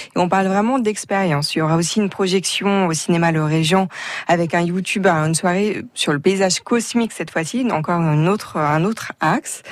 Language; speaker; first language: French; native; French